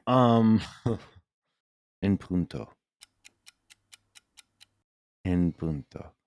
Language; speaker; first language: Spanish; non-native, learner; English